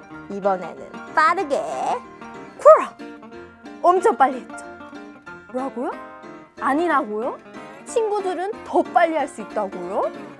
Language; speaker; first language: Korean; native; Korean